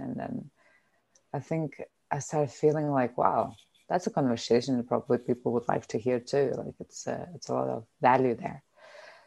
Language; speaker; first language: English; non-native, fluent; Lithuanian